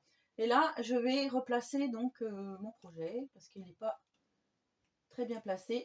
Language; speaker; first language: French; native; French